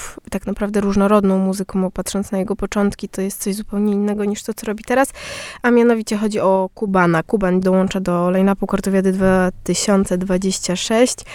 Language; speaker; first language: Polish; native; Polish